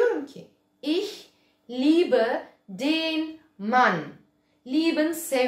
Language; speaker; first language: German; early bilingual, other home language; Turkish